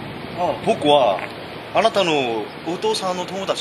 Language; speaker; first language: Japanese; non-native, learner; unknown